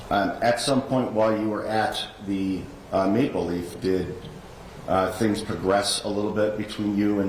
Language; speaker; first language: English; native; English